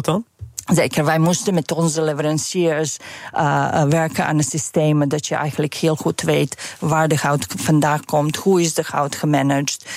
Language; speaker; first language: Dutch; non-native, fluent; Serbian